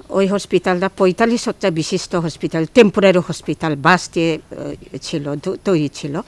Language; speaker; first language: Bangla; non-native, local second language; Garo